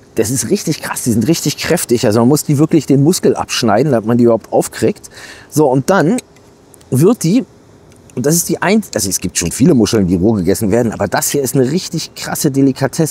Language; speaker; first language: German; native; German